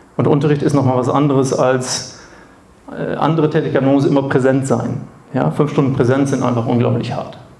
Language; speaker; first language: German; native; German